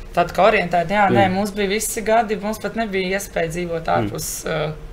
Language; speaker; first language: Latvian; native; Latvian